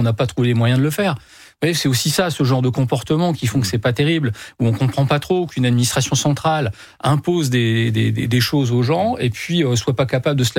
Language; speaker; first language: French; native; French